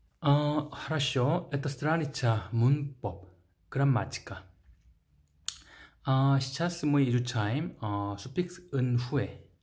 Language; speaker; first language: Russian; non-native, learner; Korean